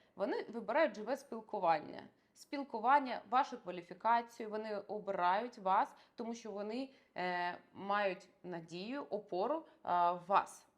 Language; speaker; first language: Ukrainian; non-native, local second language; Russian